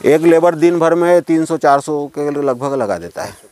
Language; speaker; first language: Hindi; native; Hindi